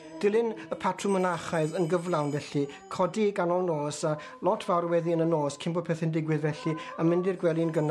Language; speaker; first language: Welsh; native; Welsh